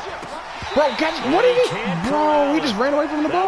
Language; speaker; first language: English; native; English